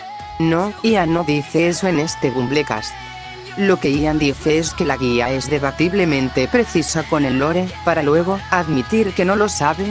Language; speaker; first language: Spanish; native; Spanish